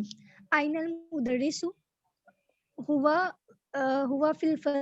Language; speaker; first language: Arabic; non-native, learner; Urdu